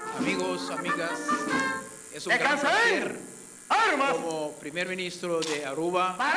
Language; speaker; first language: Spanish; non-native, fluent; Papiamento